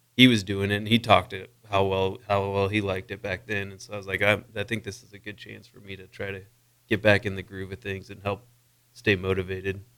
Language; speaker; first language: English; native; English